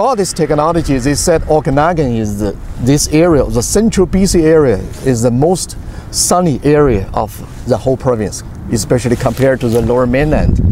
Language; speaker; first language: English; non-native, fluent; Chinese